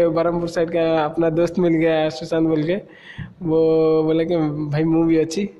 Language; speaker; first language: Hindi; non-native, local second language; Odia